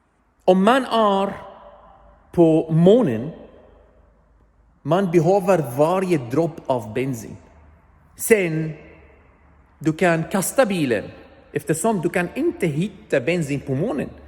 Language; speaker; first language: Swedish; non-native, learner; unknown